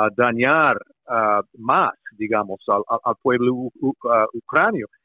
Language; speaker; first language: Spanish; non-native, fluent; English